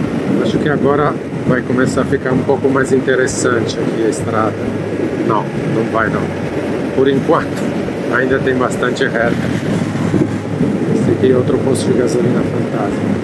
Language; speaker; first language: Portuguese; non-native, fluent; Italian